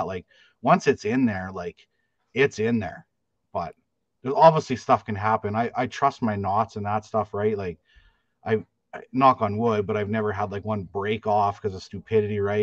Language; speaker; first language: English; native; English